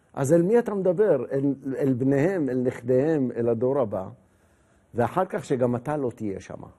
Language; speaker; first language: Hebrew; native; Hebrew